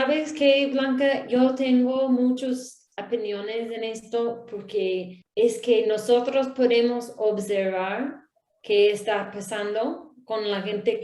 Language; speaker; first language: Spanish; non-native, learner; English